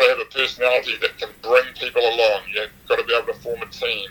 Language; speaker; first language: English; native; English